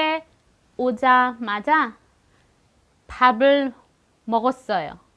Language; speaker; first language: Korean; non-native, fluent; Filipino